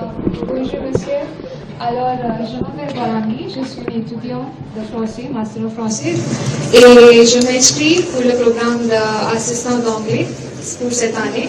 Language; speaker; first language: French; non-native, fluent; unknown